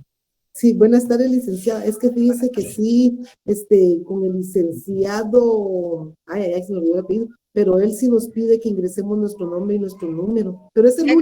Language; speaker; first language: Spanish; native; Spanish